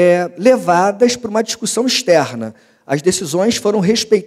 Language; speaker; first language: Portuguese; native; Portuguese